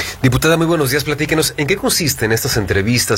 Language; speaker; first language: Spanish; native; Spanish